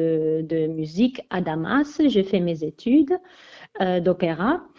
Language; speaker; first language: French; non-native, fluent; Armenian